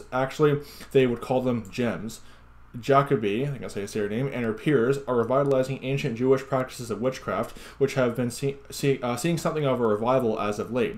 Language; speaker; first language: English; native; English